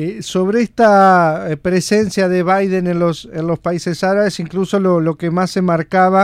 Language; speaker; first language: Spanish; native; Spanish